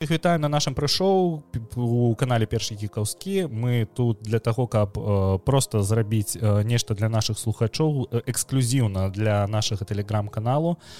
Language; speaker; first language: Belarusian; non-native, local second language; Russian